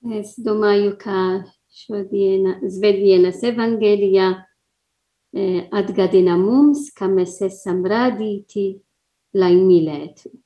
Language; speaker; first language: Latvian; non-native, learner; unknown